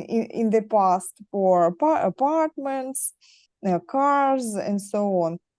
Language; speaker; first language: English; non-native, learner; Russian